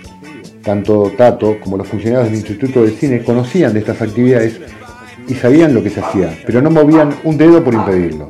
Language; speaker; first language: Spanish; native; Spanish